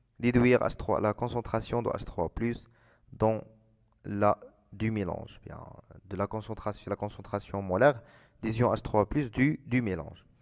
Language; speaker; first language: French; non-native, local second language; Arabic